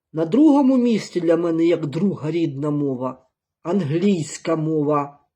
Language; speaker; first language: Ukrainian; native; Ukrainian